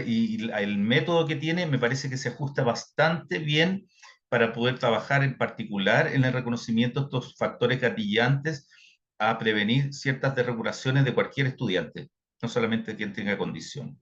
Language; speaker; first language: Spanish; native; Spanish